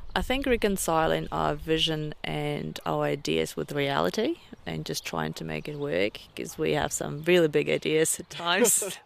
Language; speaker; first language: English; non-native, fluent; Russian